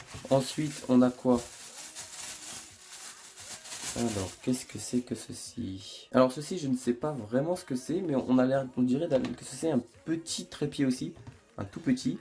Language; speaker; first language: French; native; French